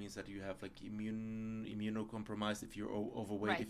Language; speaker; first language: English; non-native, fluent; German